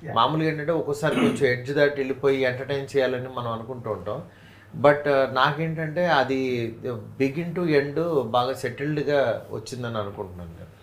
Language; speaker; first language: Telugu; native; Telugu